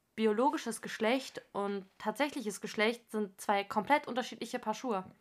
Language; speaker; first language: German; early bilingual, other home language; Turkish